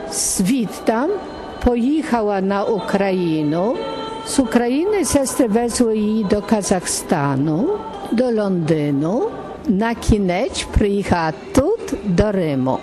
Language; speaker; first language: Polish; non-native, learner; Ukrainian